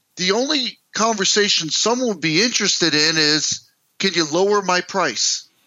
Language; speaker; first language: English; native; English